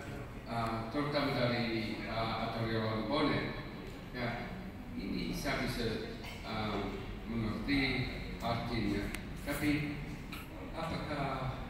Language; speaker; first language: Indonesian; non-native, fluent; English